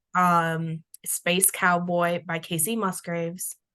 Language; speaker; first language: English; native; English